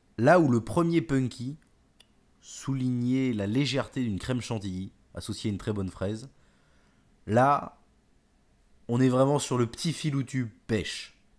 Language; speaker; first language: French; native; French